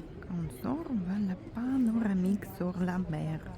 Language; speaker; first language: French; non-native, fluent; Russian